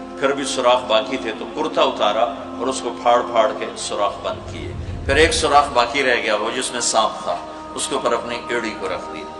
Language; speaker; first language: Urdu; non-native, local second language; Punjabi